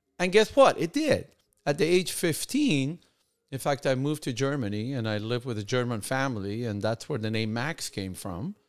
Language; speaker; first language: English; non-native, fluent; Persian